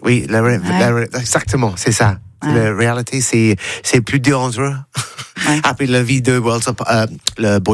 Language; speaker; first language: French; non-native, learner; English